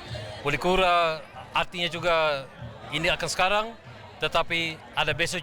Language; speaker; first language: Indonesian; early bilingual, heritage; Indonesian